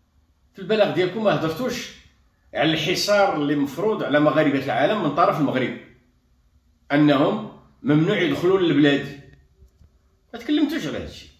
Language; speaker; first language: Arabic; native; Arabic